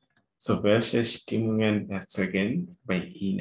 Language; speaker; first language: German; non-native, fluent; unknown